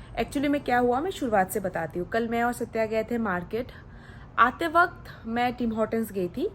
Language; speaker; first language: Hindi; non-native, local second language; Odia